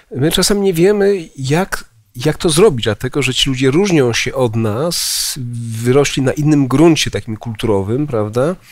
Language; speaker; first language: Polish; native; Polish